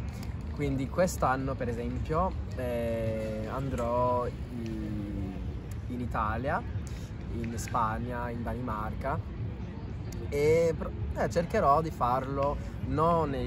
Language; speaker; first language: Italian; non-native, fluent; French